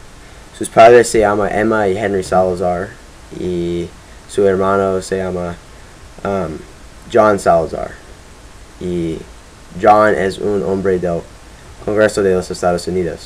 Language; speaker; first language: Spanish; non-native, learner; English